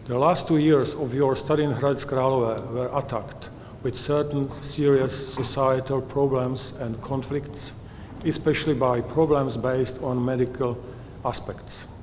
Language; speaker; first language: English; non-native, fluent; Czech